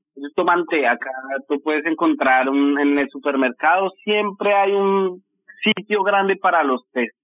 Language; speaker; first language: Spanish; native; Spanish